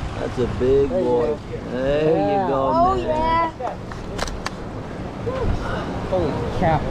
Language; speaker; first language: English; native; English